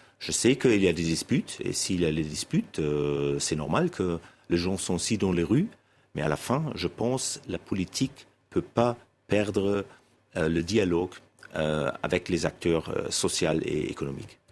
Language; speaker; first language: French; non-native, fluent; German